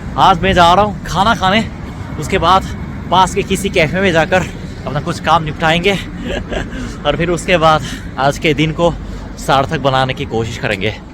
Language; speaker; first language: Hindi; native; Hindi